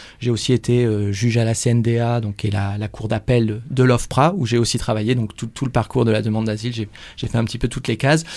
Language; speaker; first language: French; native; French